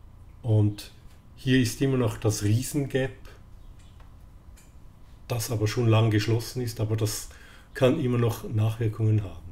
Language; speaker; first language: German; native; German